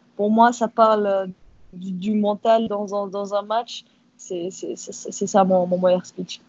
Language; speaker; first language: French; non-native, local second language; Arabic